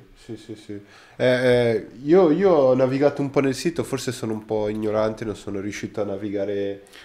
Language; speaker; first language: Italian; native; Italian